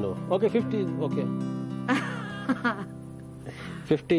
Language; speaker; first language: English; non-native, learner; Hindi